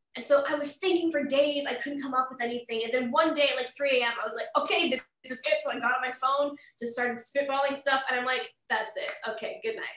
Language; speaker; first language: English; native; English